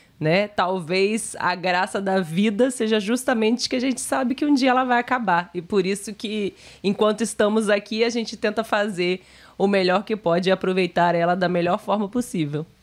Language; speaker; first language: Portuguese; native; Portuguese